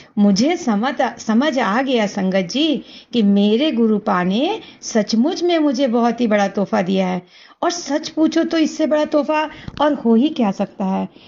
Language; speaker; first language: Hindi; native; Hindi